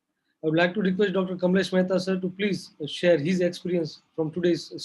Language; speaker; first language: English; non-native, local second language; Hindi